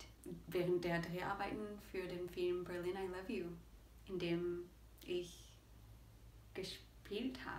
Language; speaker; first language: German; non-native, learner; French